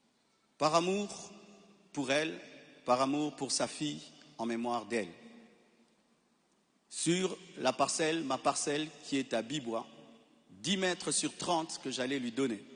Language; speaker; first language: French; non-native, local second language; Lingala